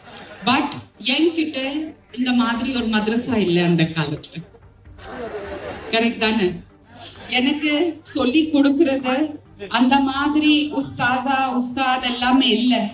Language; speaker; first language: Tamil; non-native, fluent; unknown